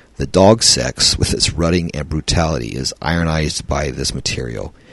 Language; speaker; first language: English; native; English